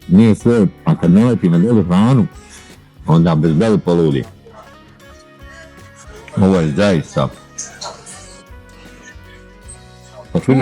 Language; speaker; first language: Bosnian; native; Bosnian